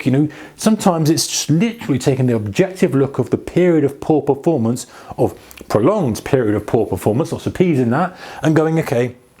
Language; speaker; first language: English; native; English